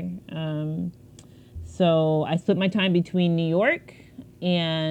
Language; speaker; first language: English; native; English